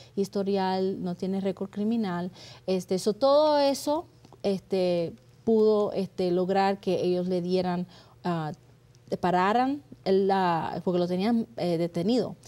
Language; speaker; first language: Spanish; early bilingual, heritage; Spanish